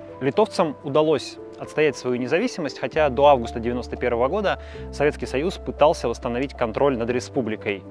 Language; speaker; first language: Russian; native; Russian